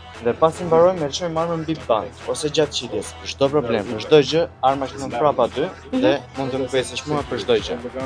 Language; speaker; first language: Albanian; native; Albanian